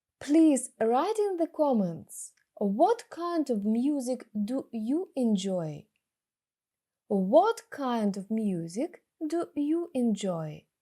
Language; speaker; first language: English; non-native, fluent; Ukrainian